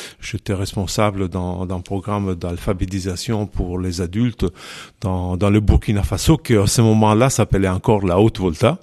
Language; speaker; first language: French; non-native, fluent; Italian